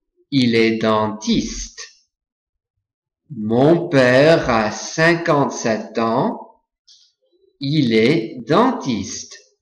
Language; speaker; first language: French; non-native, fluent; English